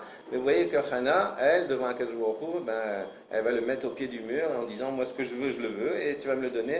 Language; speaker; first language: French; native; French